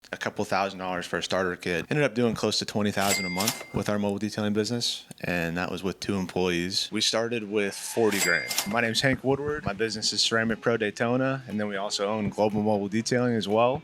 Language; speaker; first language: English; native; English